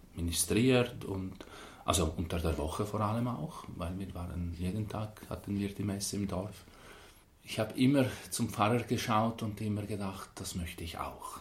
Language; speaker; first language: German; non-native, local second language; Italian